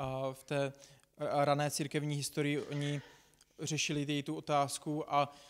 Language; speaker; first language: Czech; non-native, fluent; English